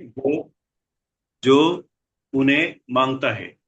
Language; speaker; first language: Hindi; non-native, learner; Bangla